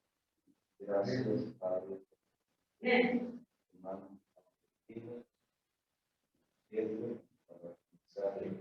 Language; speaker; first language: Spanish; non-native, learner; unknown